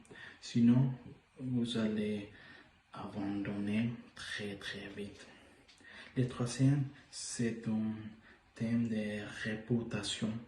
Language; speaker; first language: French; non-native, learner; Spanish